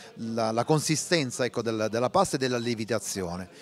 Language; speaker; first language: Italian; native; Italian